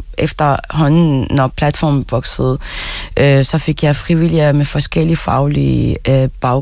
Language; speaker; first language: Danish; non-native, fluent; Arabic